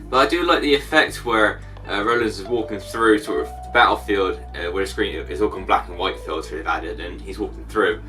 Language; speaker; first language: English; native; English